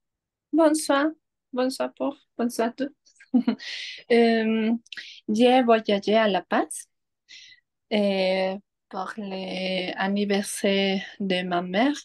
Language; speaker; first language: French; non-native, learner; Spanish